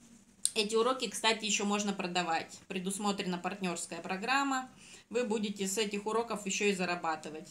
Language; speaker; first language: Russian; native; Russian